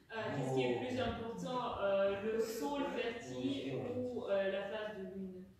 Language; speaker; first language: French; non-native, fluent; Russian